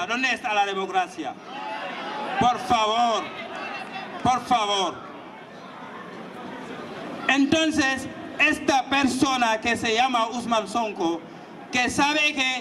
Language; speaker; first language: Spanish; non-native, fluent; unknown